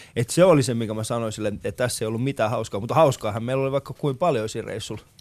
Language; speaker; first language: Finnish; early bilingual, other home language; Persian